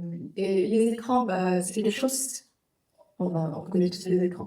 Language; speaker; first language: French; non-native, fluent; Vietnamese